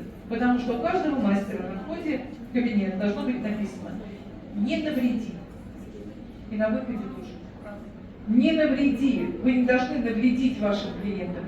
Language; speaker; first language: Russian; native; Russian